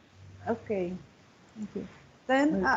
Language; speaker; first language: English; non-native, learner; Portuguese